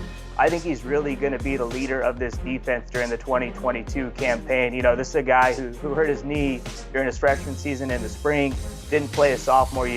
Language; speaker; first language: English; native; English